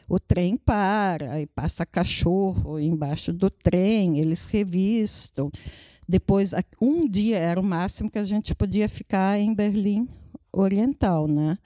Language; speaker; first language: Portuguese; native; Portuguese